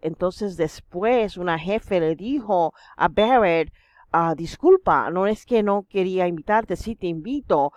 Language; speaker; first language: Spanish; non-native, fluent; English